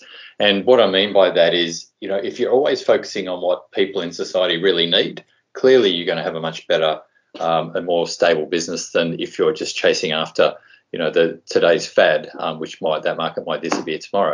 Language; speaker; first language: English; native; English